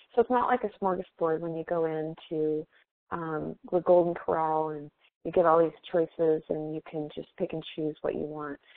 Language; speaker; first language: English; native; English